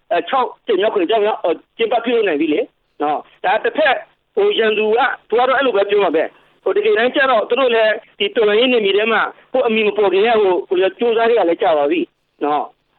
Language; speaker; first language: Burmese; non-native, local second language; S'gaw Karen